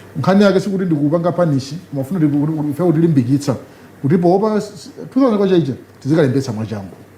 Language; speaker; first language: Nyanja; native; Nyanja